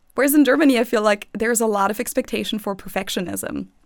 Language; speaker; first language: English; non-native, fluent; German